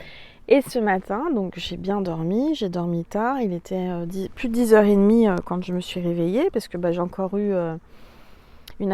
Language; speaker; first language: French; native; French